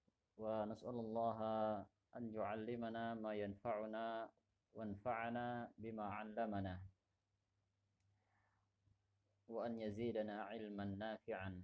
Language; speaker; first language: Arabic; non-native, fluent; Indonesian